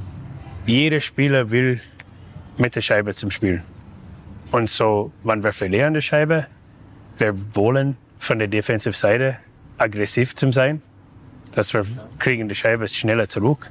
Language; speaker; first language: German; non-native, fluent; English